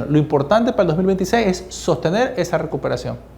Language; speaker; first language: Spanish; native; Spanish